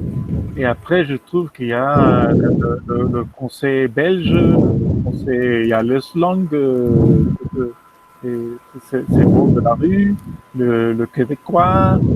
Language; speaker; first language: French; non-native, fluent; Spanish